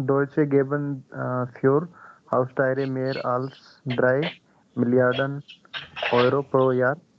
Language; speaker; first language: German; non-native, learner; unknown